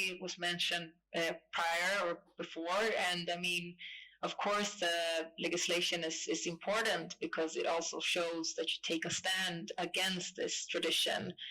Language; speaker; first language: English; non-native, fluent; Swedish